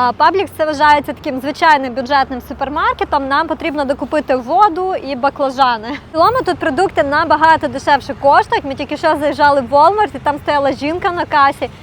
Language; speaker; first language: Ukrainian; non-native, local second language; Russian